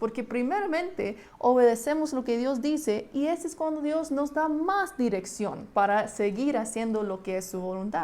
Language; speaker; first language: Spanish; non-native, fluent; English